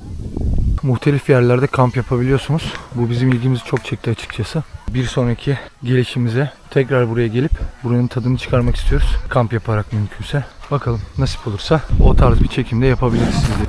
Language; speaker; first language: Turkish; native; Turkish